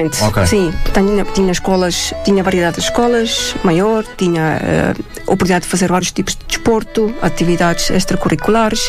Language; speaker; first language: Portuguese; non-native, fluent; Estonian